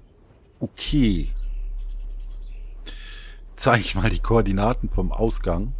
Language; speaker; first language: German; native; German